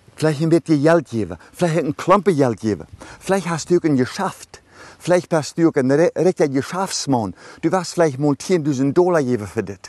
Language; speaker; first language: German; early bilingual, other home language; Low German